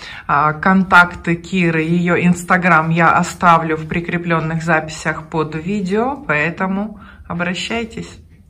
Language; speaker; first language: Russian; native; Russian